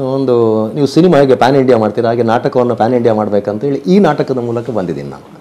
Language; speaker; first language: Kannada; non-native, local second language; Tulu